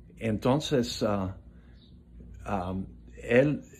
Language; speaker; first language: Spanish; non-native, fluent; English